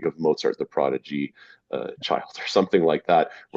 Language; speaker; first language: English; native; English